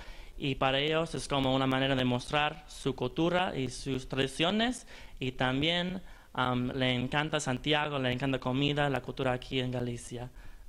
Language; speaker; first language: Spanish; non-native, fluent; English